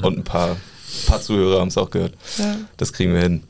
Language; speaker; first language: German; native; German